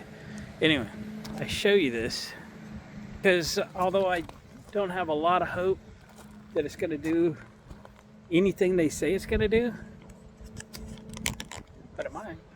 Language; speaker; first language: English; native; English